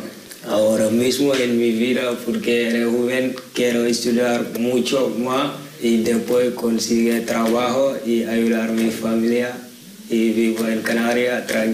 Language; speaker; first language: Spanish; non-native, learner; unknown